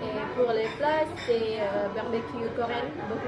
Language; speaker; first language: French; non-native, learner; Indonesian